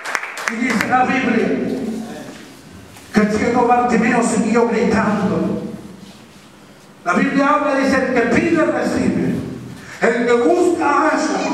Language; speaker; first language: Spanish; native; Spanish